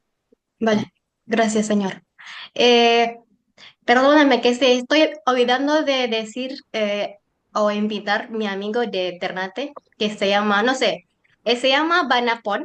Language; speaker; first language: Spanish; non-native, learner; Indonesian